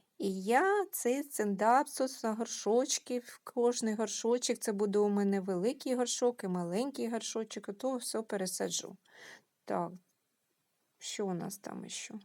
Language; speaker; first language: Ukrainian; non-native, local second language; Russian